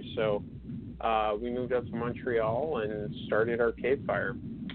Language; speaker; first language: English; native; English